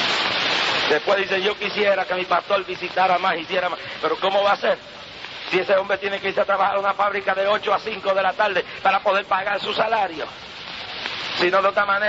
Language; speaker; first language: Spanish; native; Spanish